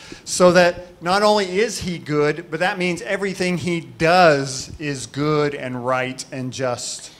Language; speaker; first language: English; native; English